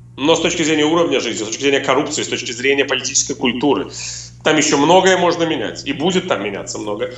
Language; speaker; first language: Russian; native; Russian